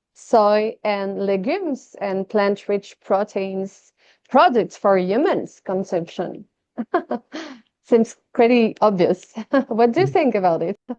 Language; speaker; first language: English; non-native, fluent; French